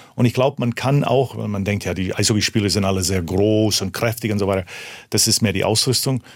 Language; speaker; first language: German; early bilingual, heritage; German